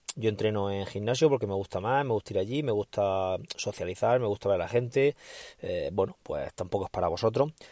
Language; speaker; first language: Spanish; native; Spanish